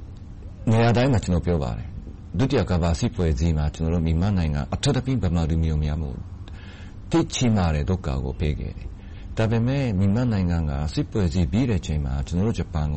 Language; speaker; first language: Burmese; non-native, fluent; Japanese